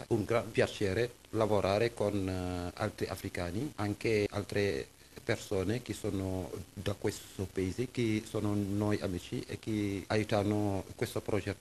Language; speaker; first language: Italian; non-native, learner; French